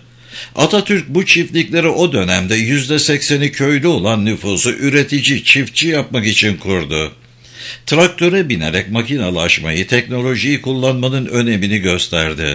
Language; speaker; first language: Turkish; native; Turkish